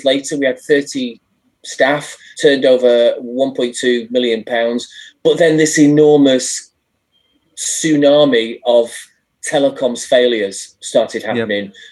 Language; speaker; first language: English; native; English